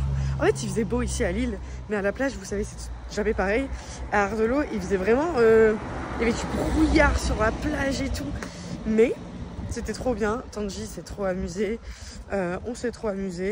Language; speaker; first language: French; native; French